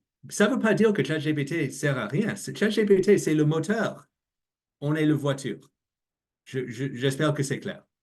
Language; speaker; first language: French; non-native, learner; English